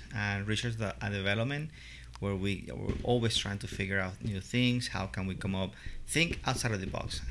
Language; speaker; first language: English; non-native, fluent; Spanish